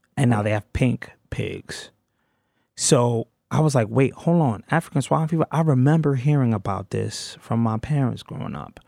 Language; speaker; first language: English; native; English